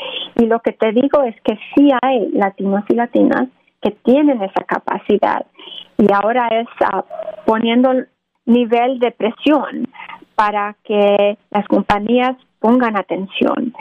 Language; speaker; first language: Spanish; early bilingual, other home language; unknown